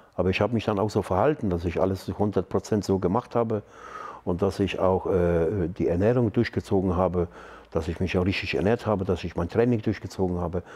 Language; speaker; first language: German; non-native, fluent; Polish